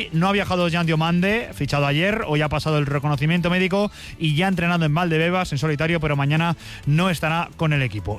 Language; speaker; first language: Spanish; native; Spanish